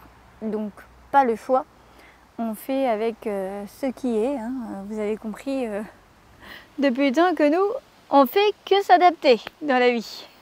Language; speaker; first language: French; native; French